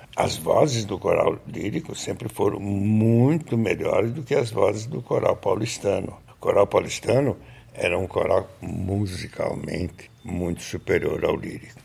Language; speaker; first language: Portuguese; native; Portuguese